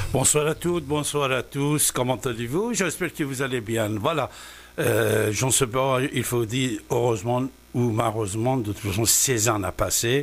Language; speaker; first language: French; non-native, fluent; Persian